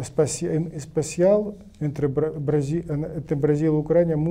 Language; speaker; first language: Portuguese; non-native, learner; Ukrainian